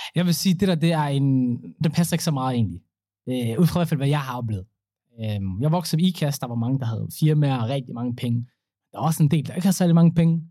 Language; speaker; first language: Danish; early bilingual, other home language; Somali